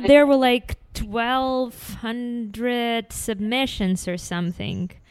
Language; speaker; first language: English; non-native, fluent; Ukrainian